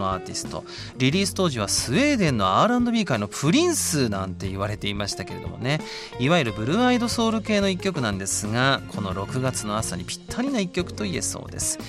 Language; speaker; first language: Japanese; native; Japanese